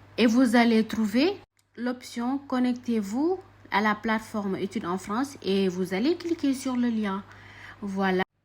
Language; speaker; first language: French; non-native, local second language; Wolof